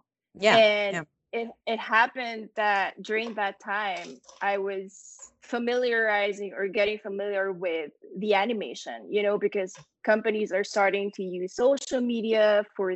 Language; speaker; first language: English; non-native, local second language; Filipino